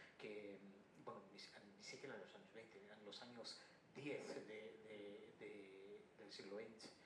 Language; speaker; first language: Spanish; non-native, fluent; Bangla